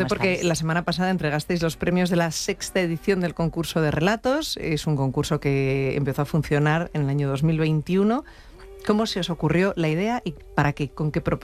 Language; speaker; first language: Spanish; native; Spanish